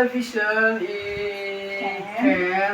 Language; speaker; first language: English; non-native, learner; Indonesian